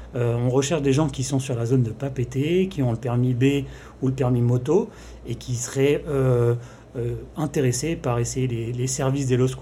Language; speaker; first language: French; native; French